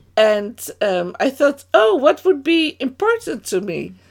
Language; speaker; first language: English; non-native, fluent; Dutch